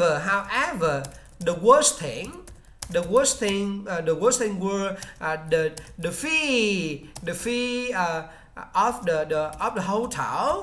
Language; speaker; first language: English; non-native, learner; Vietnamese